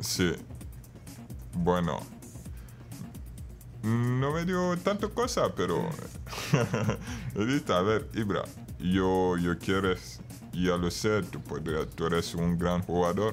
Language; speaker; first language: Spanish; non-native, fluent; Bambara